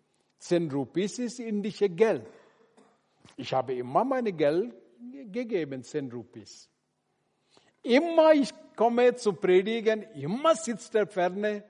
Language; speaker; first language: German; non-native, learner; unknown